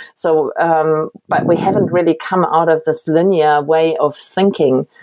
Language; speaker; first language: English; non-native, fluent; German